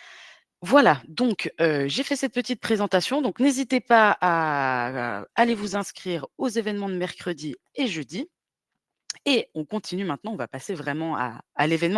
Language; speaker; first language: French; native; French